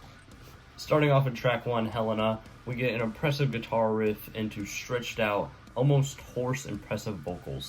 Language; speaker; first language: English; native; English